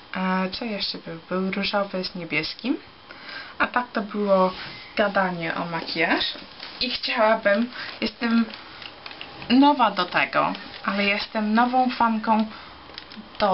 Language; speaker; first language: Polish; early bilingual, heritage; Polish